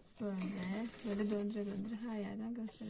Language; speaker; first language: Turkish; native; Turkish